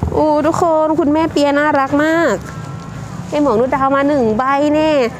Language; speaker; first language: Thai; native; Thai